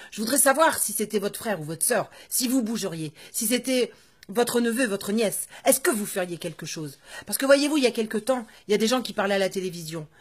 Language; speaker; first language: French; native; French